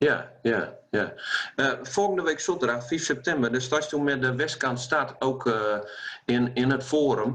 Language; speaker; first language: Dutch; native; Dutch